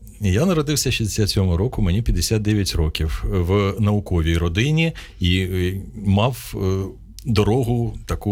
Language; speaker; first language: Ukrainian; native; Ukrainian